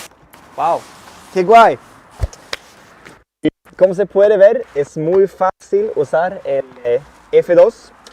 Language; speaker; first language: Spanish; non-native, fluent; Swedish